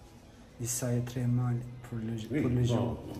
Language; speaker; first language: French; non-native, learner; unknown